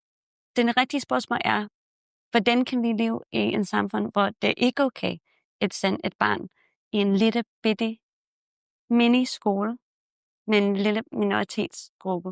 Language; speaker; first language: Danish; non-native, fluent; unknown